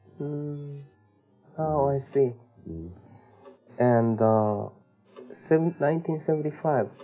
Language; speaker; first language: English; non-native, learner; Japanese